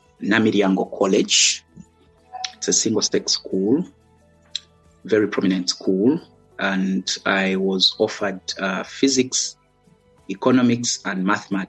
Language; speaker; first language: English; non-native, local second language; Ganda